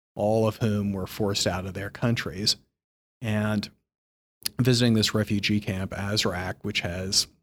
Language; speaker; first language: English; native; English